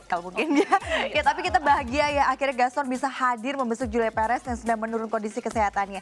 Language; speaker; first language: Indonesian; native; Indonesian